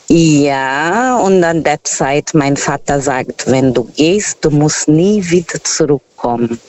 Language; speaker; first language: German; non-native, fluent; Portuguese